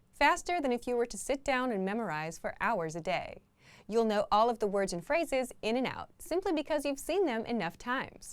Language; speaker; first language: English; native; English